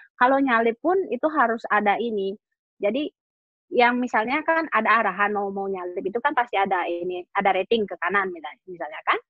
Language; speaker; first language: Indonesian; native; Indonesian